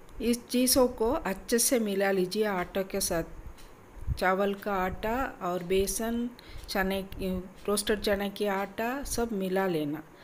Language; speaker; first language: Hindi; non-native, local second language; Tamil